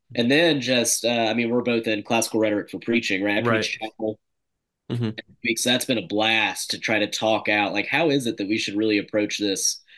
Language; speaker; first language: English; native; English